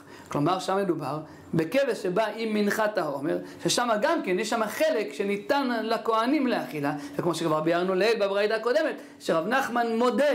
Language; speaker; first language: Hebrew; native; Hebrew